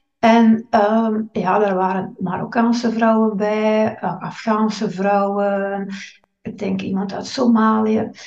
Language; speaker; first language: Dutch; native; Dutch